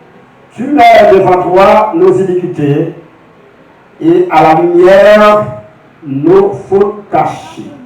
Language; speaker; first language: French; non-native, local second language; Haitian Creole